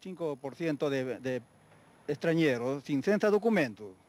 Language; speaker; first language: Italian; non-native, learner; Spanish